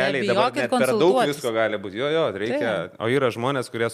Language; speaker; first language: Lithuanian; native; Lithuanian